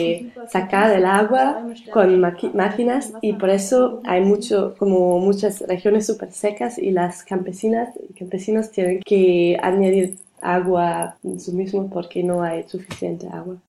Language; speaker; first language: Spanish; non-native, learner; German